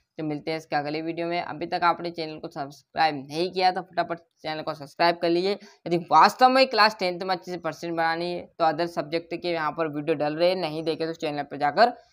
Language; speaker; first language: Hindi; native; Hindi